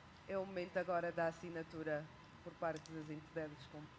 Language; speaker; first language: Portuguese; native; Portuguese